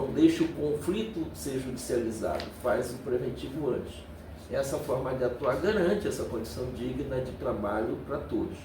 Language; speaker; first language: Portuguese; native; Portuguese